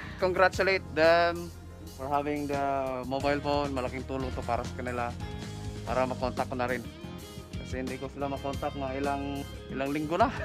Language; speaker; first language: Filipino; non-native, local second language; Cebuano